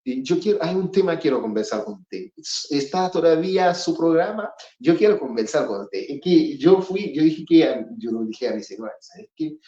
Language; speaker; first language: Spanish; non-native, fluent; Haitian Creole